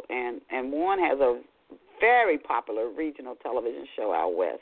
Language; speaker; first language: English; native; English